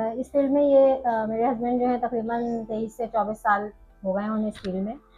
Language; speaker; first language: Urdu; native; Urdu